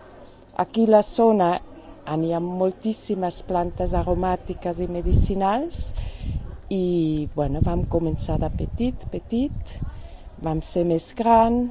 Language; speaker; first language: Catalan; non-native, fluent; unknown